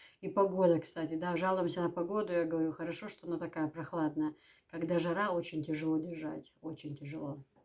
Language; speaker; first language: Russian; native; Russian